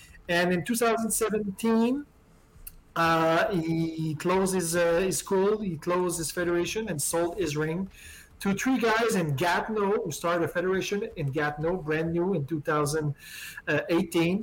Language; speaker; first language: English; non-native, fluent; French